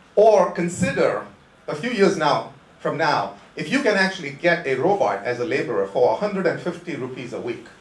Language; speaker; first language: English; non-native, local second language; Konkani